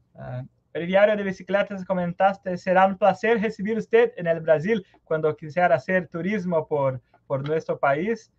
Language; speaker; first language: Spanish; non-native, learner; Portuguese